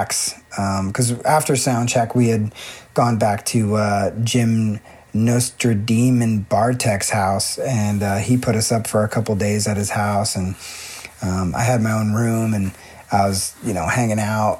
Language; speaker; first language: English; native; English